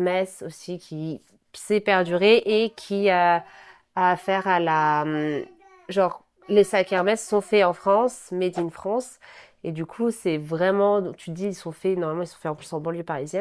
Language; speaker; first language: French; native; French